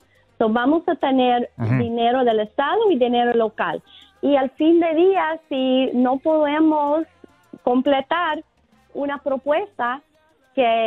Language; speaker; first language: Spanish; non-native, fluent; English